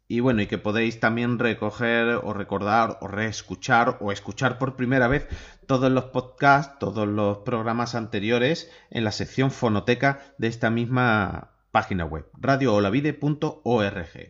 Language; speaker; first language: Spanish; native; Spanish